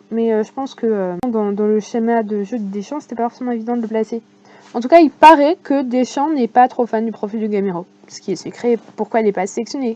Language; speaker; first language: French; native; French